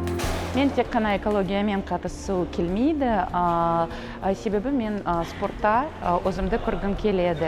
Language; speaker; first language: Kazakh; early bilingual, heritage; Kazakh